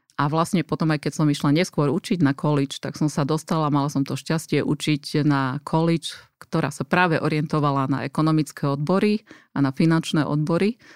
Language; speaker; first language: Slovak; native; Slovak